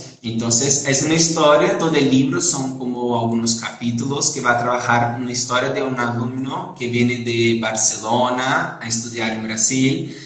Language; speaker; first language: Spanish; non-native, fluent; Portuguese